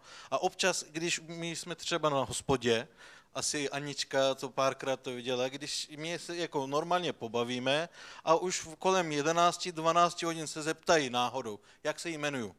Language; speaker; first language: Czech; non-native, fluent; Turkish